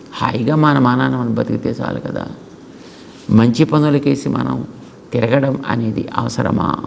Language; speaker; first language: Telugu; native; Telugu